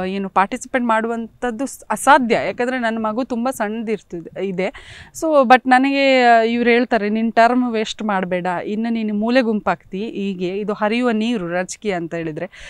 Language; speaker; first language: Kannada; native; Kannada